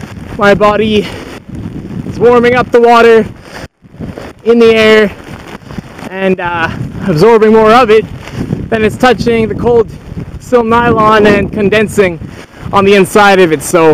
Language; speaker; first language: English; native; English